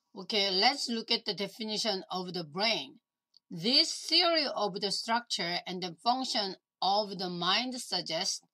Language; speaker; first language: English; non-native, learner; Korean